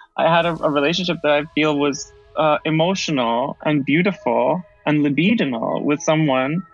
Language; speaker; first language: English; early bilingual, other home language; Spanish